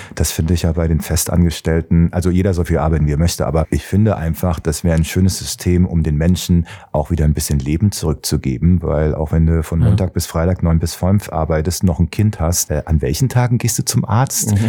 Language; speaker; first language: German; native; German